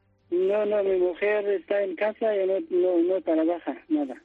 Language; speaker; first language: Spanish; non-native, learner; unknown